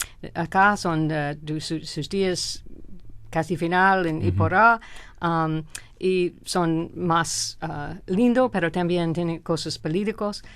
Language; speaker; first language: Spanish; non-native, fluent; English